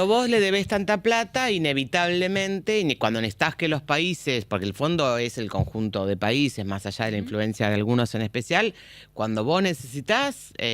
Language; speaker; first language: Spanish; native; Spanish